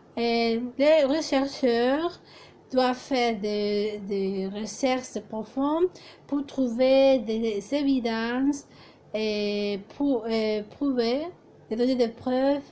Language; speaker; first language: French; non-native, fluent; Spanish